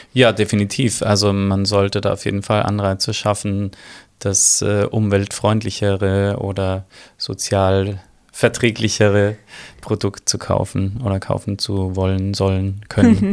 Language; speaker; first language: German; native; German